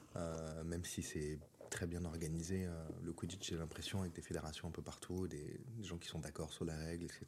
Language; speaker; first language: French; native; French